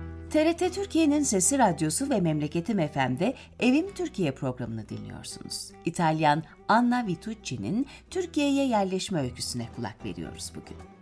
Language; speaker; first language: Turkish; native; Turkish